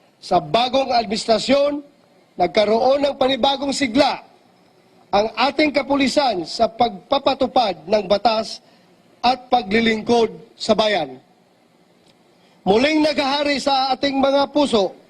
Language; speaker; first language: Filipino; native; Filipino